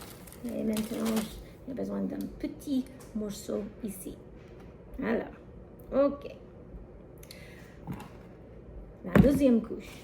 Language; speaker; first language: French; non-native, learner; English